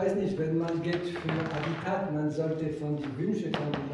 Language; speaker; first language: German; non-native, learner; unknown